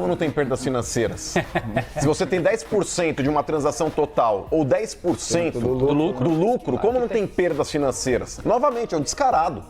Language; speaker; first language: Portuguese; native; Portuguese